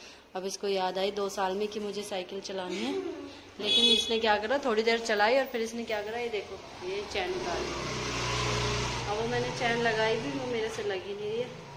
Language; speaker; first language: Hindi; native; Hindi